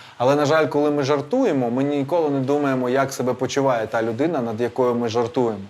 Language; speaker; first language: Ukrainian; non-native, local second language; Russian